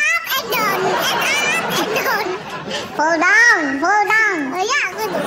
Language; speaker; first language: English; non-native, learner; Indonesian